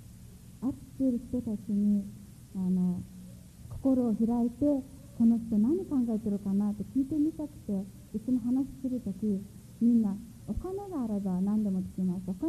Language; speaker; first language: Japanese; non-native, fluent; Mongolian